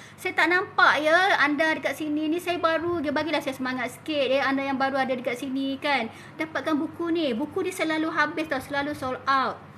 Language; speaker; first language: Malay; native; Malay